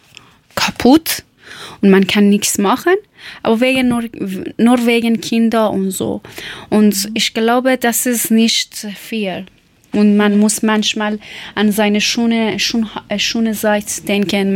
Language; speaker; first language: German; non-native, learner; Persian